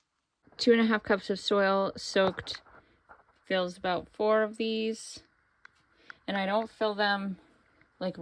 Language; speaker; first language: English; native; English